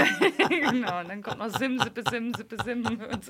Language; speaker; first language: German; native; German